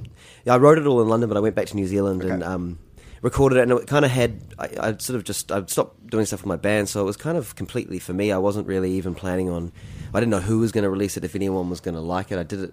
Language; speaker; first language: English; native; English